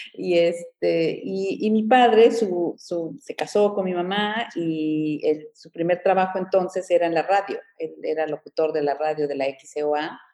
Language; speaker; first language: Spanish; early bilingual, heritage; Spanish